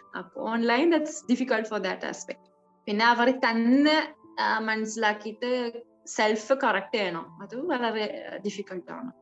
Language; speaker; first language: Malayalam; non-native, fluent; French